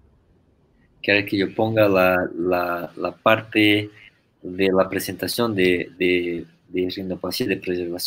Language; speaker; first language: Spanish; non-native, fluent; Portuguese